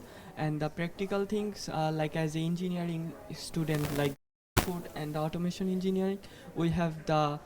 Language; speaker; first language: English; non-native, fluent; Bangla